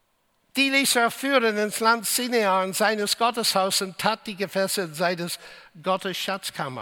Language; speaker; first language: German; non-native, fluent; English